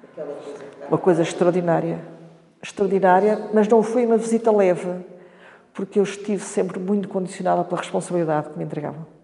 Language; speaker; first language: Portuguese; native; Portuguese